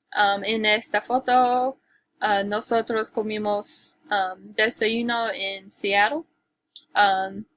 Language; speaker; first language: Spanish; non-native, learner; English